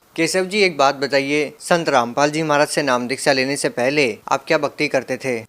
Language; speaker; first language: Hindi; native; Hindi